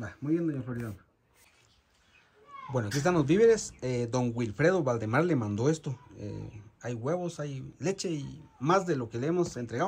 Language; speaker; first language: Spanish; native; Spanish